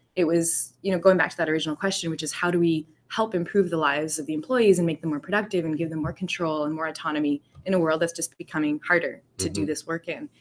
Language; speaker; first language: English; native; English